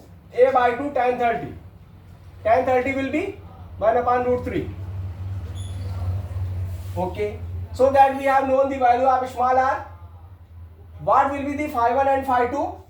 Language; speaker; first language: English; non-native, local second language; Hindi